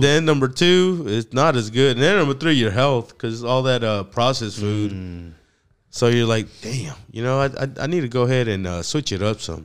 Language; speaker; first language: English; early bilingual, other home language; Spanish